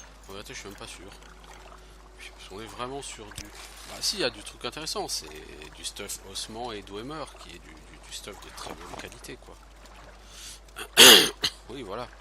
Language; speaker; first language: French; native; French